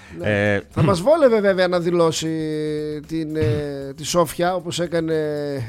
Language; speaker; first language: Greek; native; Greek